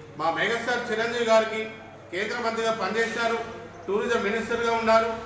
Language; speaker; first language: Telugu; native; Telugu